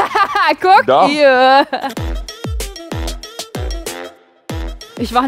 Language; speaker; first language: German; native; German